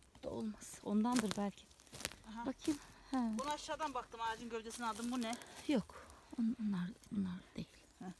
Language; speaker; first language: Turkish; native; Turkish